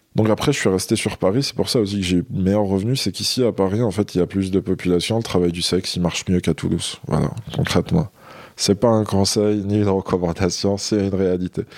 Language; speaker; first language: French; non-native, local second language; Arabic